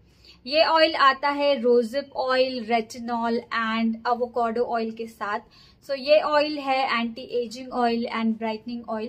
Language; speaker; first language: Hindi; native; Hindi